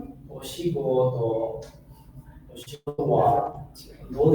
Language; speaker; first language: Japanese; non-native, learner; Bangla